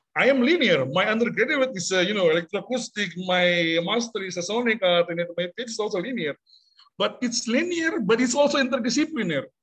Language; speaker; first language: English; non-native, fluent; Indonesian